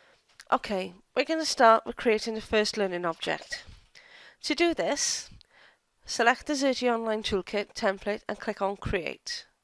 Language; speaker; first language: English; native; English